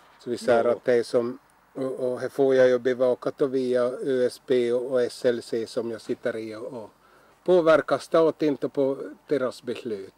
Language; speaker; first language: Swedish; native; Swedish